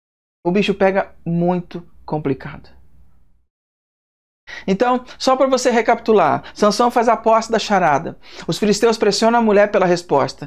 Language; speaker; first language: Portuguese; native; Portuguese